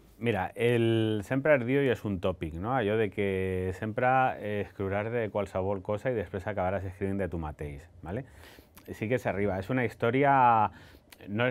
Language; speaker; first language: Catalan; non-native, local second language; Spanish